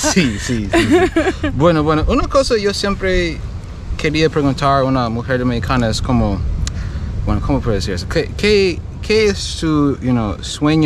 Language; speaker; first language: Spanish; non-native, learner; English